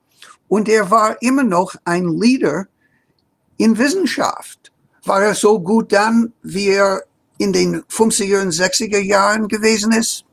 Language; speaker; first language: German; non-native, fluent; English